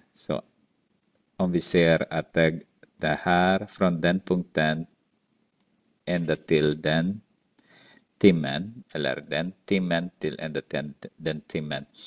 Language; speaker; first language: Swedish; non-native, fluent; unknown